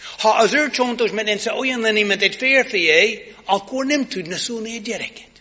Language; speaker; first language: Hungarian; non-native, learner; English